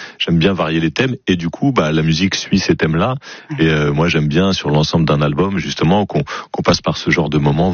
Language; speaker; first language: French; native; French